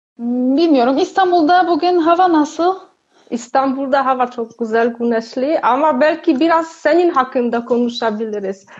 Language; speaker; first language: Turkish; non-native, learner; Polish